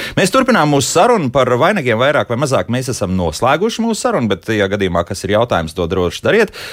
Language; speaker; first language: Latvian; native; Latvian